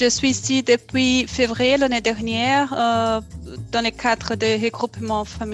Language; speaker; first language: French; non-native, fluent; Portuguese